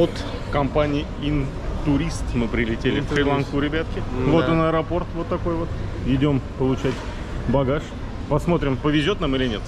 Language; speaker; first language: Russian; native; Russian